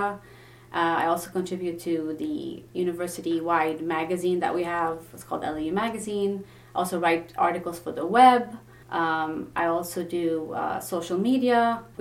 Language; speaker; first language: English; non-native, fluent; Swedish